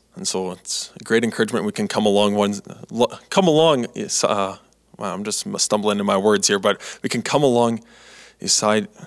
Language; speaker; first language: English; native; English